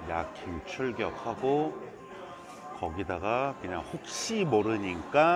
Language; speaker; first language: Korean; native; Korean